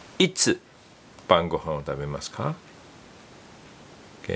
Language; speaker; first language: Japanese; non-native, fluent; English